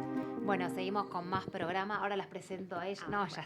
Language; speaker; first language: Spanish; native; Spanish